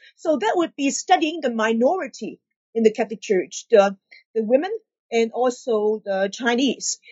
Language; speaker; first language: English; non-native, local second language; Cantonese